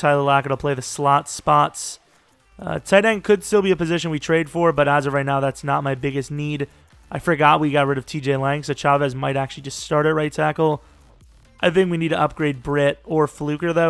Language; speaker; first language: English; native; English